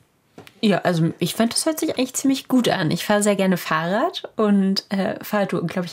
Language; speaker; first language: German; native; German